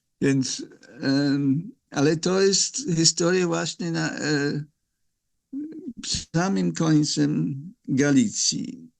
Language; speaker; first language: Polish; non-native, fluent; English